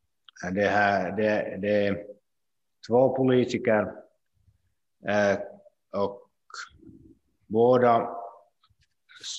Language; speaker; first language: Swedish; non-native, local second language; Finnish